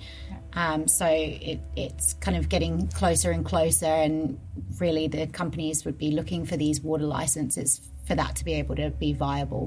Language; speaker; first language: English; native; English